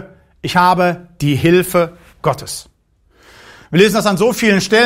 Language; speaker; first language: German; native; German